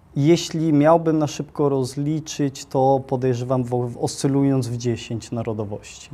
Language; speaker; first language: Polish; early bilingual, heritage; Polish